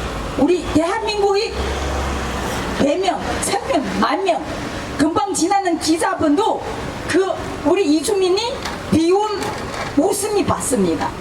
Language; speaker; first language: Korean; non-native, fluent; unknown